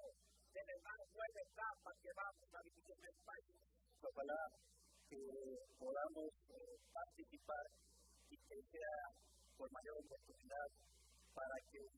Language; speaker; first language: Spanish; native; Spanish